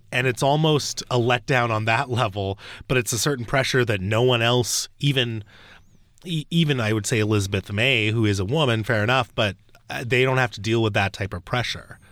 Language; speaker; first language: English; early bilingual, other home language; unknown